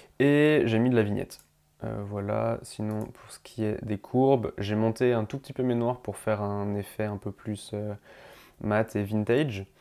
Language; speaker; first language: French; native; French